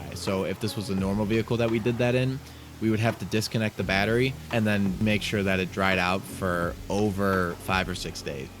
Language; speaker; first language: English; native; English